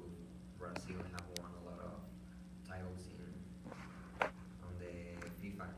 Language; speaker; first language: English; non-native, learner; Spanish